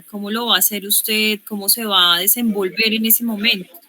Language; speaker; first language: Spanish; native; Spanish